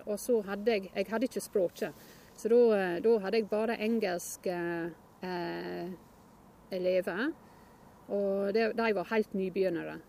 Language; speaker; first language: Norwegian; non-native, fluent; English